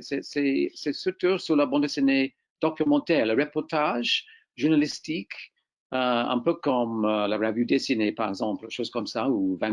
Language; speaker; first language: French; non-native, fluent; English